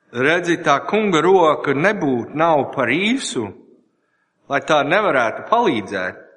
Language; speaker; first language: Latvian; non-native, learner; English